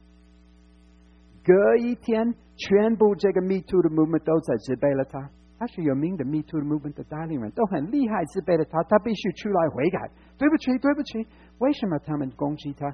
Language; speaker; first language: Chinese; non-native, fluent; English